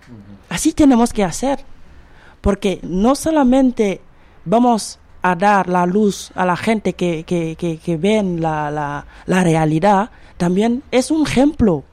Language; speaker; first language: Spanish; non-native, fluent; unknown